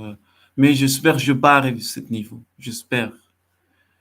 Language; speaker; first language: French; non-native, learner; Arabic